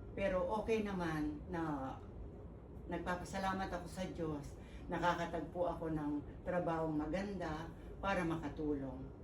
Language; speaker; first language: Filipino; non-native, local second language; Pampanga